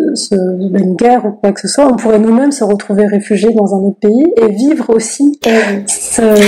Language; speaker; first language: French; native; French